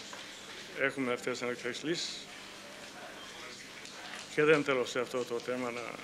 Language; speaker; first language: Greek; non-native, fluent; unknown